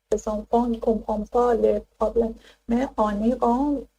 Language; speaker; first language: French; non-native, learner; Persian